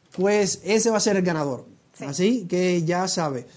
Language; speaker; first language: Spanish; native; Spanish